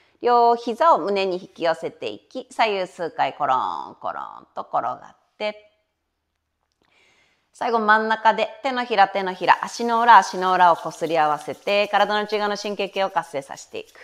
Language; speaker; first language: Japanese; native; Japanese